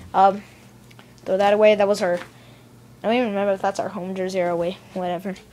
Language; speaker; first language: English; native; English